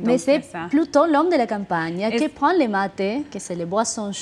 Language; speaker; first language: French; non-native, fluent; Spanish